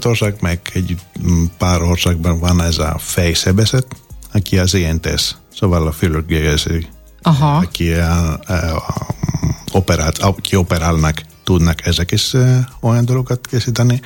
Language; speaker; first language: Hungarian; non-native, learner; Greek